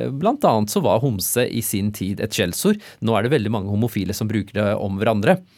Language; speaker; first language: Norwegian; early bilingual, other home language; Urdu